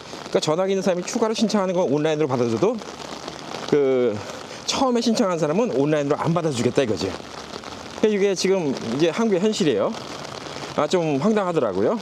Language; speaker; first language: Korean; native; Korean